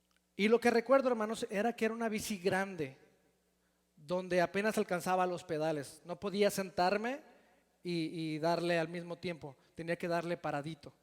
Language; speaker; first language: Spanish; native; Spanish